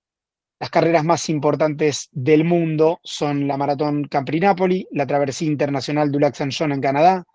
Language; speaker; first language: Spanish; native; Spanish